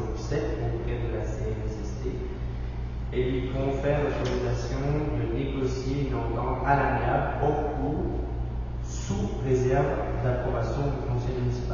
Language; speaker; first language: French; native; French